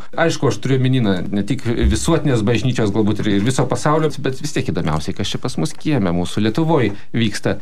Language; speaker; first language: Lithuanian; native; Lithuanian